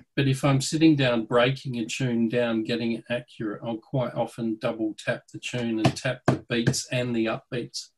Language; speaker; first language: English; native; English